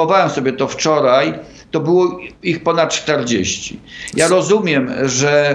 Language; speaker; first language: Polish; native; Polish